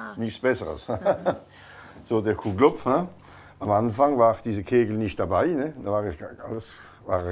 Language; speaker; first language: German; non-native, local second language; French